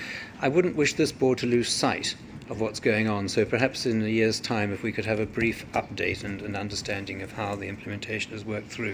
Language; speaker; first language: English; native; English